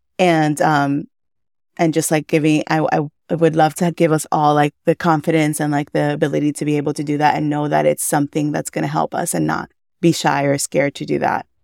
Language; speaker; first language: English; early bilingual, other home language; Spanish